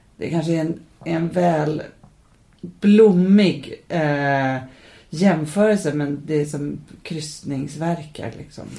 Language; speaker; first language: Swedish; native; Swedish